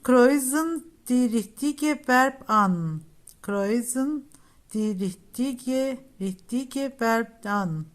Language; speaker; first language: German; non-native, learner; Turkish